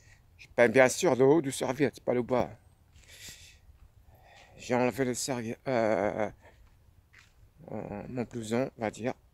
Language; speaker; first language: French; non-native, fluent; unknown